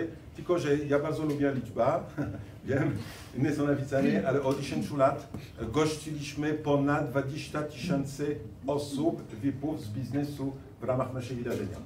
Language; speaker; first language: Polish; non-native, fluent; French